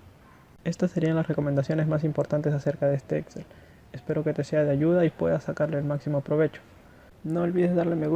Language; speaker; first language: Spanish; native; Spanish